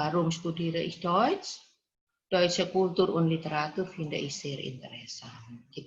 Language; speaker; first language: German; non-native, fluent; Indonesian